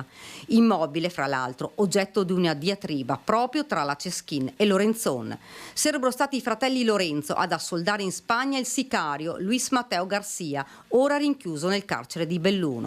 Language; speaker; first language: Italian; native; Italian